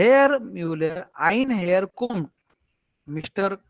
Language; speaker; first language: German; non-native, fluent; Marathi